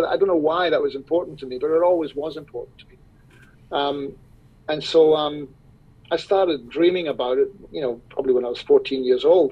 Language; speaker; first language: English; native; English